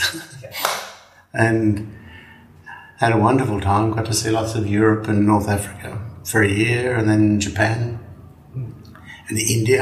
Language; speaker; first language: English; native; English